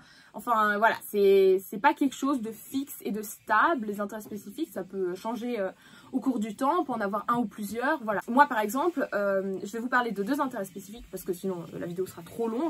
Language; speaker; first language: French; native; French